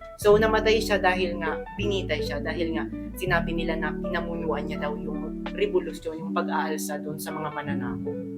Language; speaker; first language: Filipino; non-native, local second language; Iloko